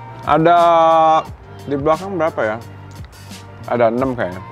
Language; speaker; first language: Indonesian; early bilingual, heritage; Indonesian